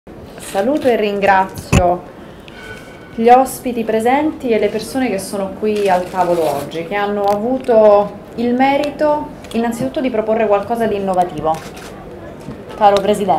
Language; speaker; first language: Italian; native; Italian